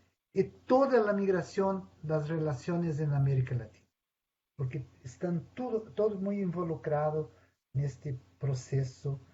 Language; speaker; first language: Spanish; non-native, fluent; Portuguese